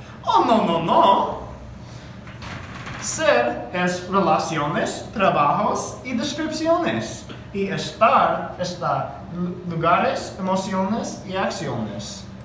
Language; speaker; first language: Spanish; non-native, learner; English